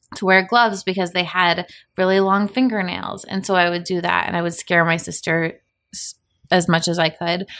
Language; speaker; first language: English; native; English